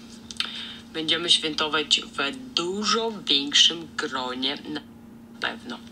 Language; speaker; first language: Polish; non-native, fluent; Russian